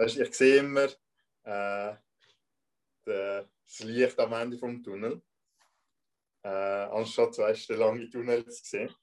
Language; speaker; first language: German; non-native, local second language; French